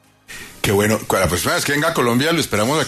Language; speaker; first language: Spanish; native; Spanish